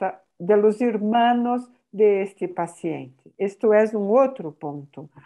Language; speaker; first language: Spanish; non-native, fluent; Portuguese